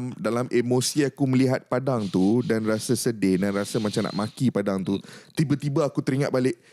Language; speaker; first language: Malay; native; Malay